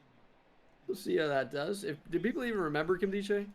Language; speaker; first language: English; native; English